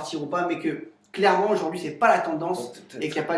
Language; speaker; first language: French; native; French